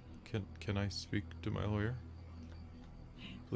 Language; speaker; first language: English; native; English